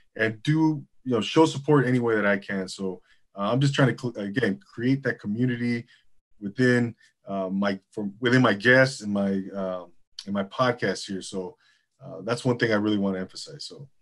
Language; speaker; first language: English; native; English